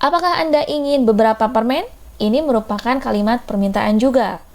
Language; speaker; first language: Indonesian; native; Indonesian